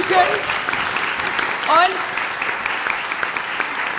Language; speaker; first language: German; non-native, fluent; Spanish